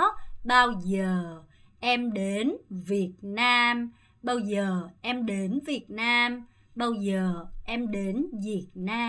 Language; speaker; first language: Vietnamese; non-native, fluent; Korean